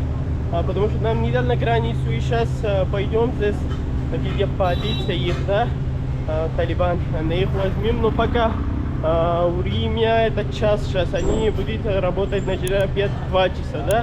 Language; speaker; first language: Russian; non-native, learner; Pashto